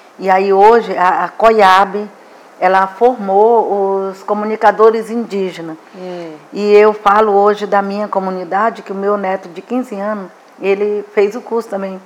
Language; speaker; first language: Portuguese; non-native, local second language; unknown